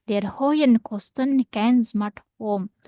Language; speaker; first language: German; non-native, fluent; Indonesian